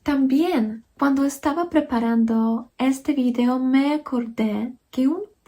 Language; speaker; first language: Spanish; non-native, fluent; Polish